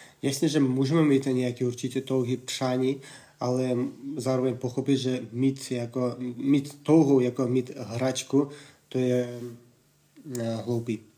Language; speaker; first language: Czech; non-native, fluent; Russian